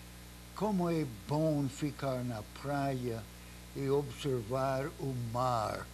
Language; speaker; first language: Portuguese; non-native, fluent; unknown